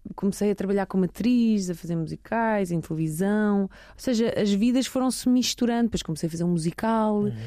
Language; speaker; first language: Portuguese; early bilingual, heritage; Portuguese